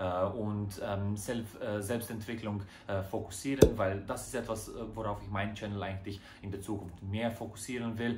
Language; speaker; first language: German; non-native, fluent; Croatian